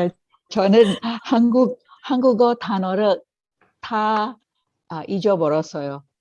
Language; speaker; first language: Korean; non-native, learner; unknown